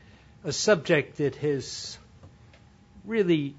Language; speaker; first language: English; native; English